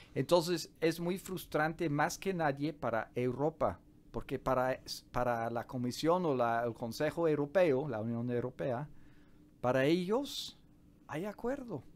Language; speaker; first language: Spanish; non-native, fluent; English